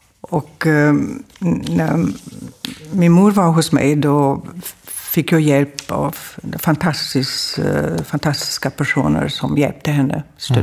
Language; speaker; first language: Swedish; non-native, fluent; German